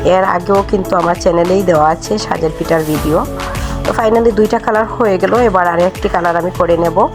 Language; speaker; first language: Bangla; non-native, local second language; Sylheti